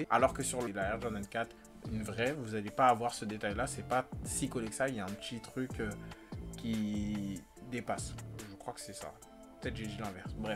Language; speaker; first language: French; native; French